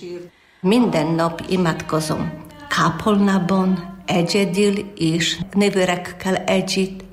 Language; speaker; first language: Hungarian; non-native, learner; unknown